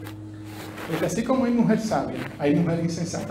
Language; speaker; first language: Spanish; native; Spanish